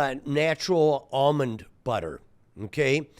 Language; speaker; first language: English; native; English